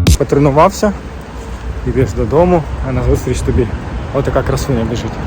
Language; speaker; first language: Ukrainian; non-native, local second language; Russian